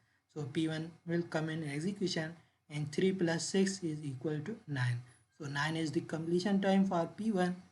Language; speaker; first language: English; non-native, local second language; Urdu